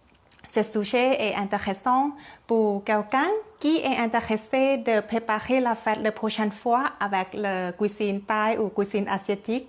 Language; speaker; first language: French; non-native, learner; Thai